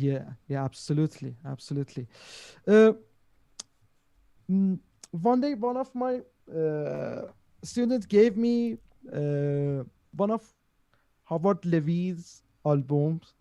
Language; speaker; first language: English; non-native, learner; Persian